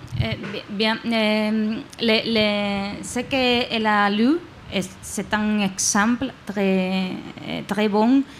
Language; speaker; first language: French; non-native, learner; Spanish